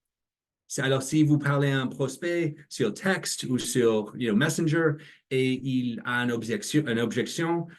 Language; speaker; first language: French; non-native, learner; English